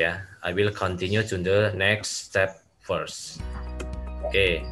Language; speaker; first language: English; non-native, learner; Indonesian